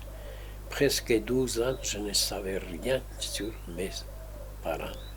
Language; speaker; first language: French; non-native, fluent; Spanish